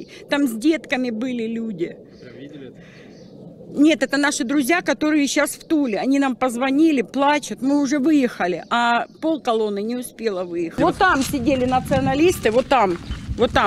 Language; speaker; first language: Russian; native; Russian